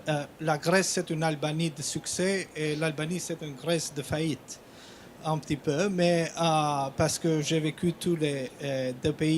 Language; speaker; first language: French; non-native, fluent; Albanian